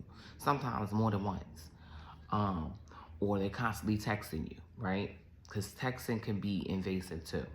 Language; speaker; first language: English; native; English